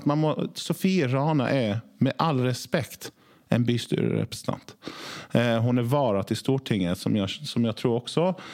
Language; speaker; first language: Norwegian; early bilingual, other home language; Swedish